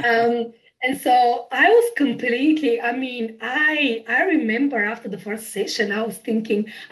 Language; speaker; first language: English; non-native, fluent; Bulgarian